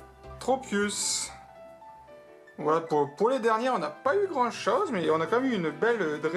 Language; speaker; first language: French; native; French